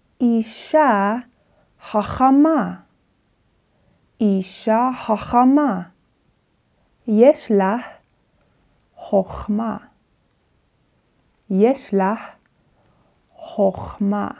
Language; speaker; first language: Hebrew; non-native, fluent; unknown